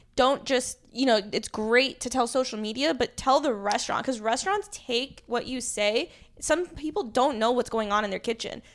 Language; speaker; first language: English; native; English